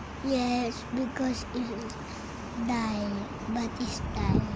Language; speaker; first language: English; non-native, learner; Filipino